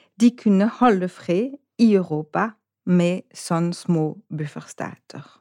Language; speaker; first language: Norwegian; non-native, fluent; French